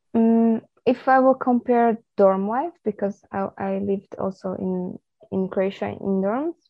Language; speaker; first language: English; non-native, fluent; Slovak